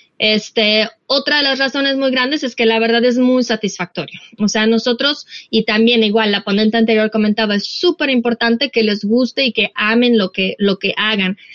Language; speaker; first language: Spanish; non-native, fluent; Russian